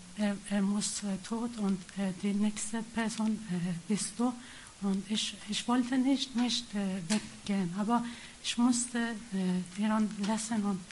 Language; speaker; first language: German; non-native, learner; Persian